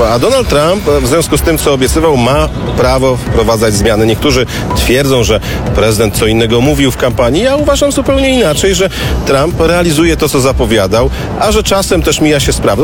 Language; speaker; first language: Polish; native; Polish